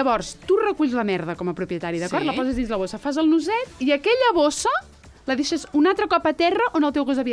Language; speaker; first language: Catalan; native; Catalan